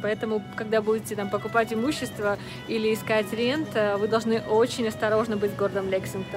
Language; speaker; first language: Russian; native; Russian